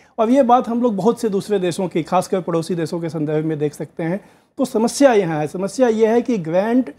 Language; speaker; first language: Hindi; native; Hindi